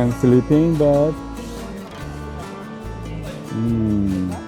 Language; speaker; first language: English; non-native, learner; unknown